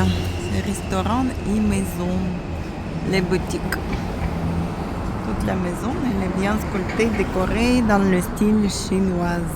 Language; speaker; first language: French; non-native, fluent; Russian